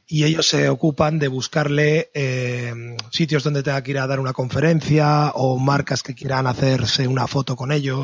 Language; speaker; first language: Spanish; native; Spanish